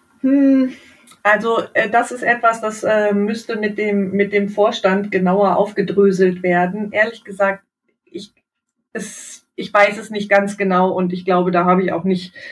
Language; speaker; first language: German; native; German